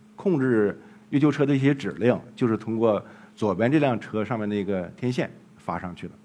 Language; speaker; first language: Chinese; native; Chinese